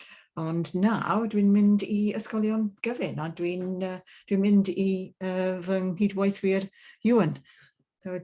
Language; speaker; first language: Welsh; non-native, learner; English